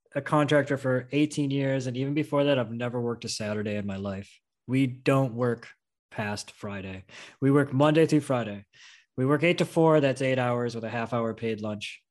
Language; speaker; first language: English; native; English